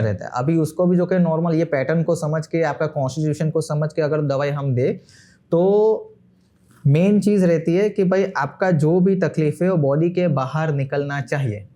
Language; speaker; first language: Hindi; non-native, local second language; Gujarati